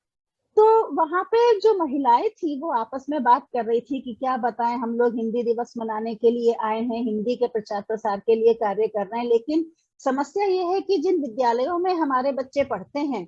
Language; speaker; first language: Hindi; native; Hindi